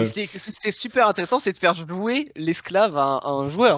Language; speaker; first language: French; native; French